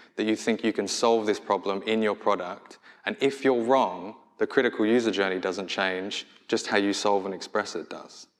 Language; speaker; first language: English; native; English